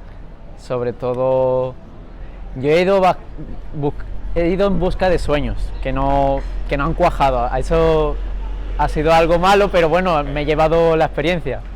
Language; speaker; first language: Spanish; early bilingual, other home language; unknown